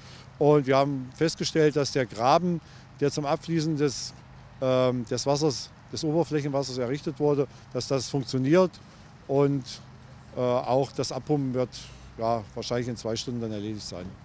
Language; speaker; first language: German; native; German